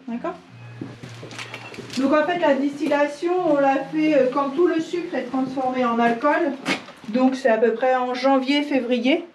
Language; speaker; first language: French; native; French